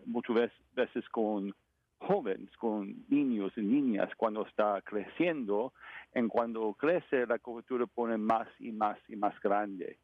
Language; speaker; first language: Spanish; non-native, learner; English